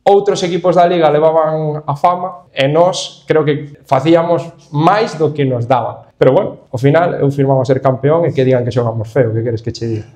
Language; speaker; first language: Galician; native; Galician